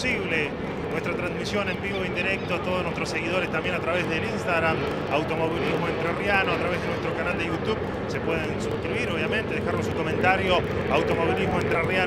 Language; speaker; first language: Spanish; native; Spanish